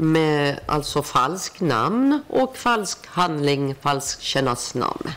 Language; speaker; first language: Swedish; non-native, fluent; Persian